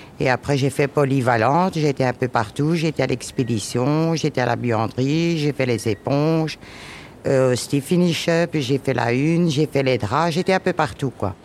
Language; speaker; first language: French; native; French